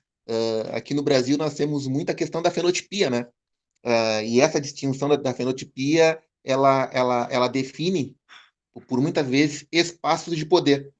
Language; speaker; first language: Portuguese; native; Portuguese